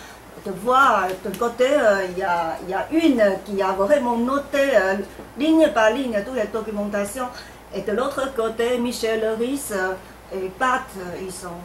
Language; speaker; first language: French; non-native, fluent; Chinese